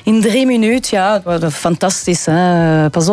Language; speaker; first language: Dutch; non-native, local second language; French